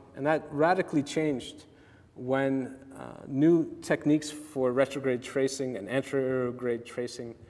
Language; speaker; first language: English; native; English